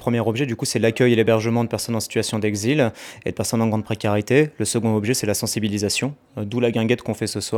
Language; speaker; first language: French; native; French